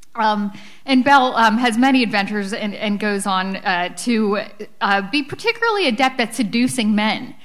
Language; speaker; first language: English; native; English